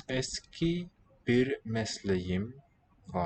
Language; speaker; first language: Turkish; non-native, learner; English